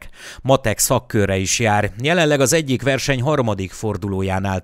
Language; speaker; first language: Hungarian; native; Hungarian